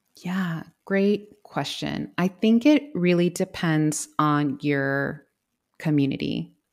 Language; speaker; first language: English; native; English